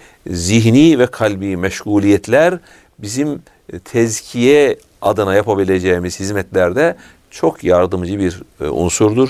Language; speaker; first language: Turkish; native; Turkish